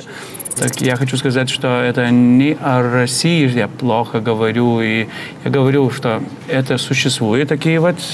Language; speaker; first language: Russian; non-native, fluent; Lithuanian